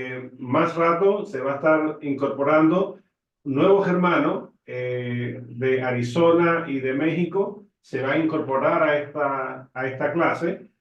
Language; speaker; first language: Spanish; native; Spanish